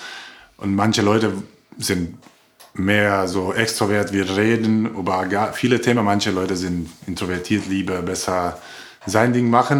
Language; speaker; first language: German; non-native, learner; Croatian